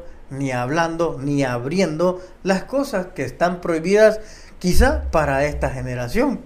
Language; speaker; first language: Spanish; native; Spanish